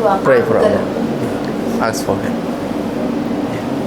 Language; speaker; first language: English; non-native, learner; Indonesian